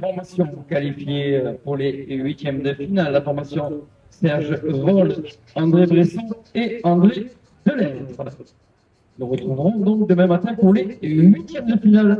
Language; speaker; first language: French; native; French